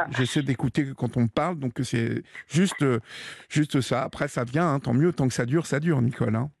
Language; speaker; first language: French; native; French